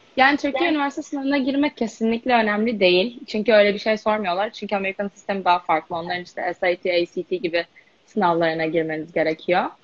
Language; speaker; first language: Turkish; native; Turkish